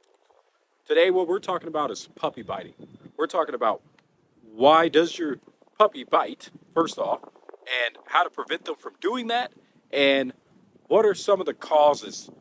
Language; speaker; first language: English; native; English